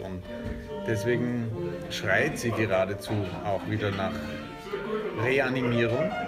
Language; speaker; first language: German; native; German